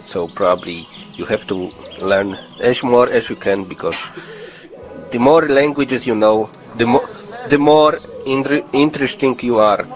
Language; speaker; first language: English; non-native, learner; Polish